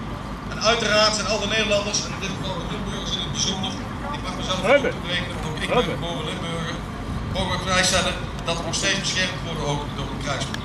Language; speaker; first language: Dutch; native; Dutch